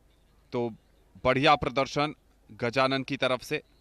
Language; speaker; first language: Hindi; native; Hindi